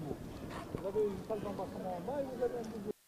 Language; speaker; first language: French; non-native, local second language; Arabic